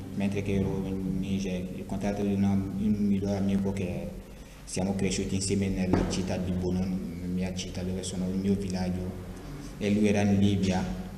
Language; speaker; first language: Italian; non-native, fluent; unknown